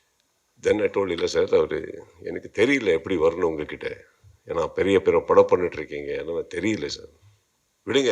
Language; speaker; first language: Tamil; non-native, learner; Kannada